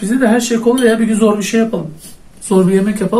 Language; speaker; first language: Turkish; native; Turkish